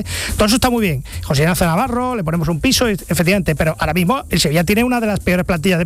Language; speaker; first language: Spanish; native; Spanish